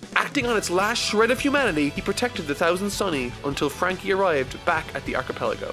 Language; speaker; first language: English; native; English